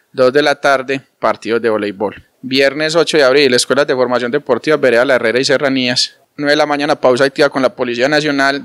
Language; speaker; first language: Spanish; native; Spanish